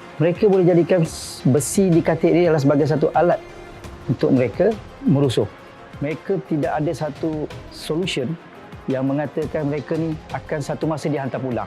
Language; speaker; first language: Malay; non-native, learner; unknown